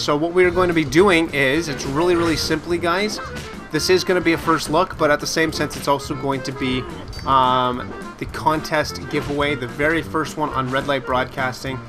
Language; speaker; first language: English; native; English